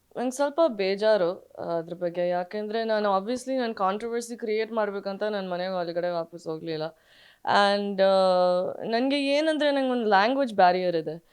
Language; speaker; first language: Kannada; early bilingual, heritage; Kannada